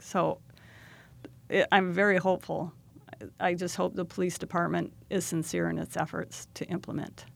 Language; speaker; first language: English; native; English